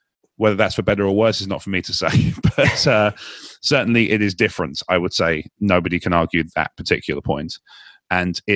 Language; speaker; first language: English; native; English